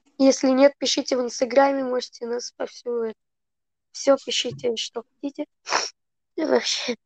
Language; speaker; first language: Russian; early bilingual, heritage; Russian